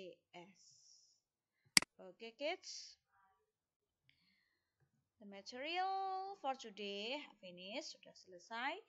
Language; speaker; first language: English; non-native, fluent; Indonesian